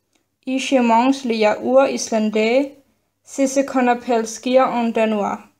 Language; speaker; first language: French; non-native, learner; Danish